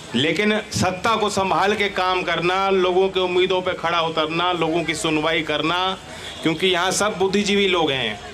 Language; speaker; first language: Hindi; native; Hindi